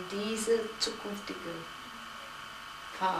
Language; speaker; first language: German; non-native, fluent; Gujarati